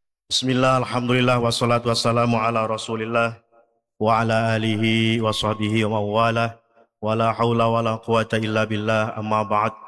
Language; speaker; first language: Arabic; non-native, fluent; Indonesian